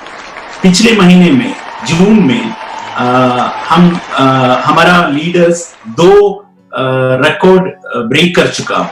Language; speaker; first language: Hindi; non-native, local second language; Malayalam